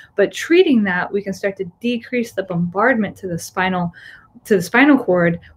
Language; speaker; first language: English; native; English